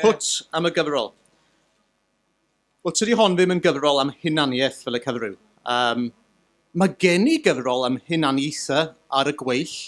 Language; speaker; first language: Welsh; native; Welsh